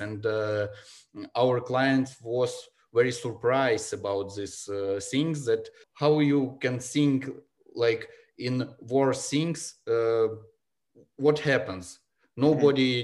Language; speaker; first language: English; non-native, learner; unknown